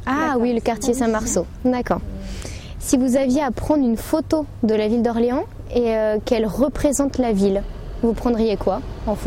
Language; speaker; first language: French; native; French